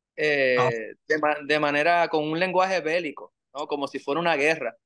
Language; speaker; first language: Spanish; native; Spanish